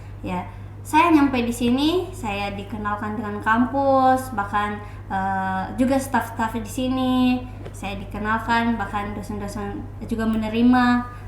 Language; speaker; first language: Indonesian; non-native, local second language; Nias